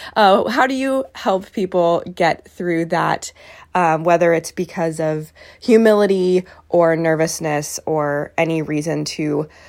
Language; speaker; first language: English; native; English